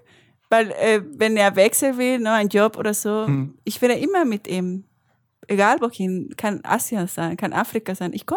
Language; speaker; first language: German; non-native, learner; Spanish